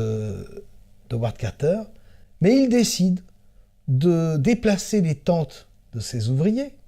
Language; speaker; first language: French; native; French